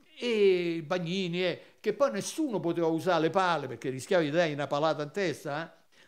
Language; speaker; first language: Italian; native; Italian